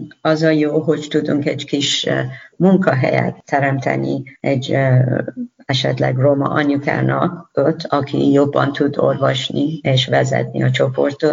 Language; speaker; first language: Hungarian; non-native, learner; Persian